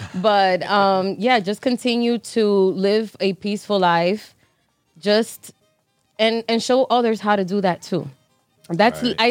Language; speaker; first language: English; early bilingual, other home language; Spanish